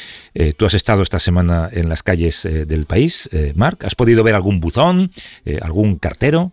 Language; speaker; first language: Spanish; native; Spanish